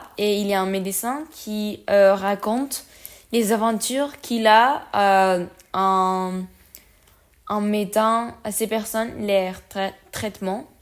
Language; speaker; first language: French; non-native, learner; Spanish